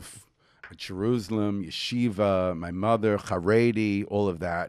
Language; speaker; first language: English; native; English